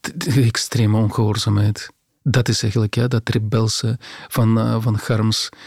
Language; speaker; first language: Dutch; non-native, fluent; Russian